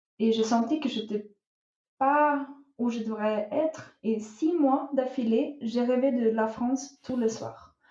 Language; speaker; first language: French; non-native, fluent; Russian